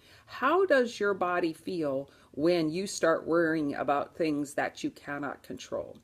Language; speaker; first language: English; native; English